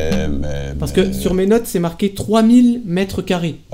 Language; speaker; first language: French; native; French